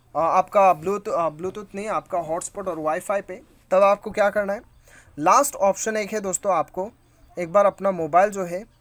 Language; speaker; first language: Hindi; native; Hindi